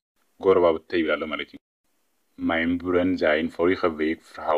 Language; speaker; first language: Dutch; non-native, fluent; Tigrinya